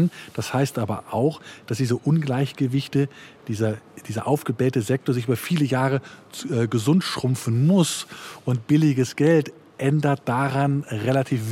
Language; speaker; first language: German; native; German